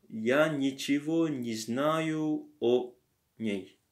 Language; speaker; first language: Russian; non-native, learner; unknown